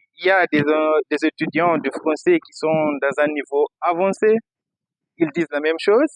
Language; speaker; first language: French; non-native, fluent; Portuguese